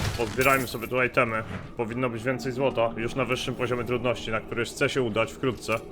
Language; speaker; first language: Polish; native; Polish